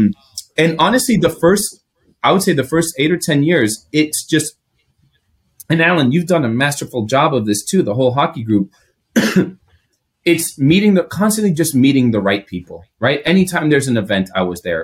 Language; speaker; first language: English; non-native, fluent; Greek